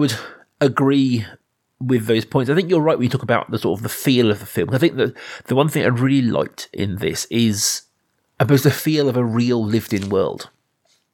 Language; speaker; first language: English; native; English